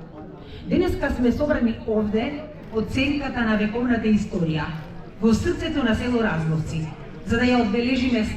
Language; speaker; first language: Macedonian; native; Macedonian